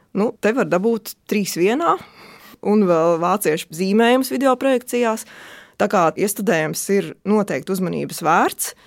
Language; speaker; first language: Latvian; native; Latvian